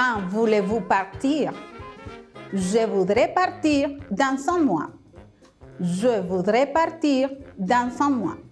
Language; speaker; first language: French; non-native, fluent; Spanish